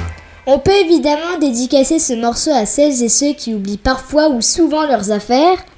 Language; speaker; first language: French; native; French